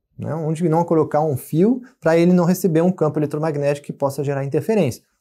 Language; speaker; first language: Portuguese; non-native, fluent; French